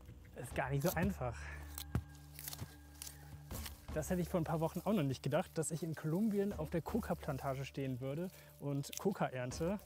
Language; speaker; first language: German; native; German